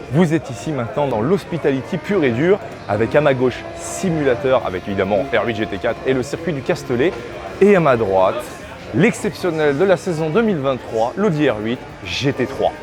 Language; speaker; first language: French; native; French